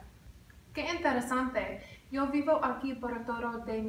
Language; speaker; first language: Spanish; non-native, learner; English